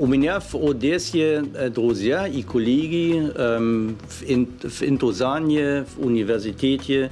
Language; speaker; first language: Russian; non-native, fluent; German